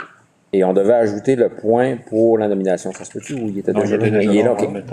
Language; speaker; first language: French; native; French